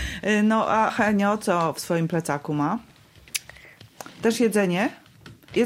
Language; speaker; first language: Polish; native; Polish